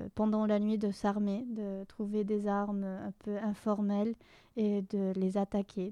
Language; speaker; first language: French; non-native, fluent; Spanish